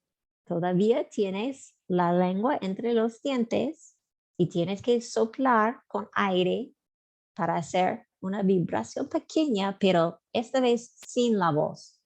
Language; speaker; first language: Spanish; non-native, fluent; English